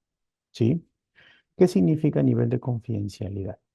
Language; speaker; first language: Spanish; native; Spanish